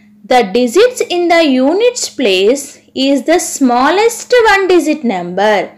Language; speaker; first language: English; non-native, local second language; Telugu